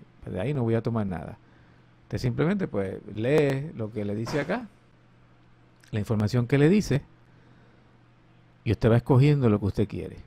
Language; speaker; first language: Spanish; native; Spanish